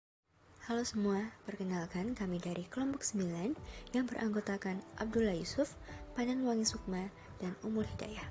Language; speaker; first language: Indonesian; native; Indonesian